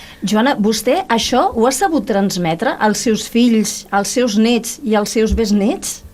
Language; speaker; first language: Catalan; native; Catalan